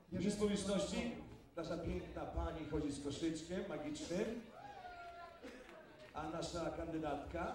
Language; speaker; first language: Polish; native; Polish